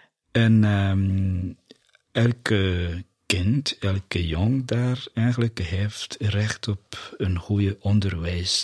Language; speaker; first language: Dutch; non-native, fluent; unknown